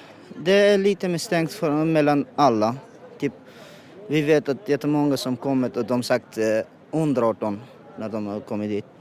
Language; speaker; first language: Swedish; non-native, learner; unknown